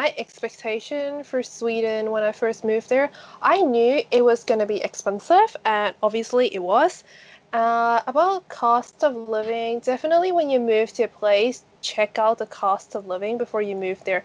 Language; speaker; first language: English; non-native, local second language; Cantonese